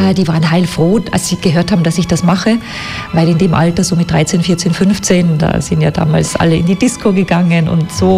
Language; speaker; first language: German; native; German